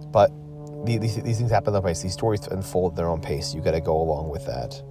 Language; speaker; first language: English; native; English